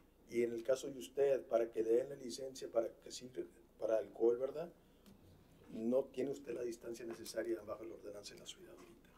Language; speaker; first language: Spanish; early bilingual, heritage; Spanish